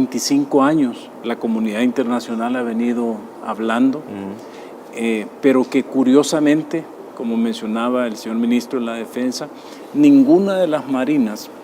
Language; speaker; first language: Spanish; native; Spanish